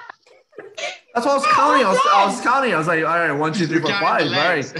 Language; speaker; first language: English; non-native, fluent; Portuguese